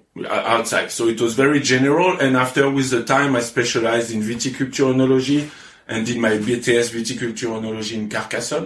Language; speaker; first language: English; non-native, fluent; French